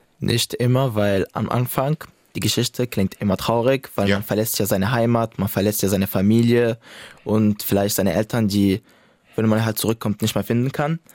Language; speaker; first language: German; non-native, fluent; Italian